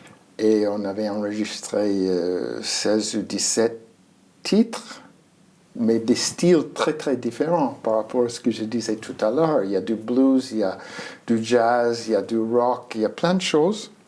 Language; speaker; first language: French; non-native, fluent; English